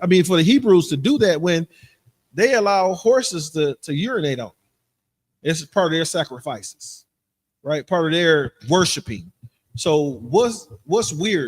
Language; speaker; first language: English; native; English